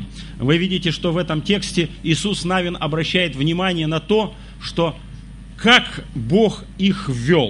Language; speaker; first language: Russian; native; Russian